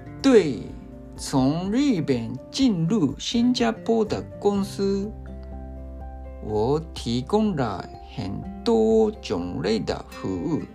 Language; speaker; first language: Chinese; non-native, fluent; Japanese